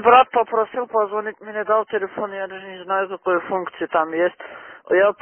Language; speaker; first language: Russian; non-native, local second language; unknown